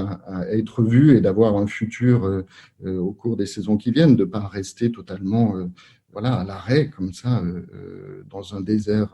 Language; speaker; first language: French; native; French